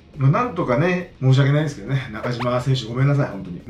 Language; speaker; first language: Japanese; native; Japanese